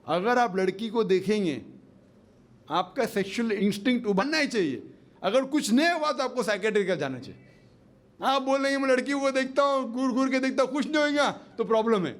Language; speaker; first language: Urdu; non-native, local second language; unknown